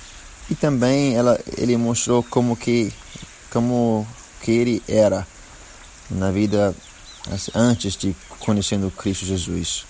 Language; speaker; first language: Portuguese; non-native, learner; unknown